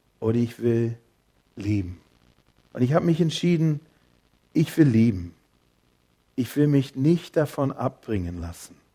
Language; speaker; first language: German; early bilingual, heritage; English